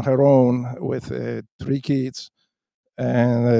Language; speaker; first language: English; non-native, fluent; Polish